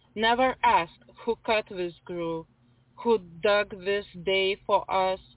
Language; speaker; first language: English; non-native, fluent; Lithuanian